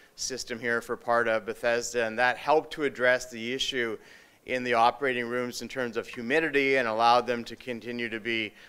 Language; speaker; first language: English; native; English